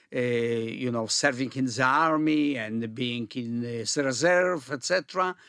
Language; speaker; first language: English; non-native, fluent; Polish